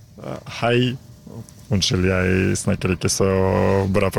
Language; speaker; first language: Norwegian; non-native, learner; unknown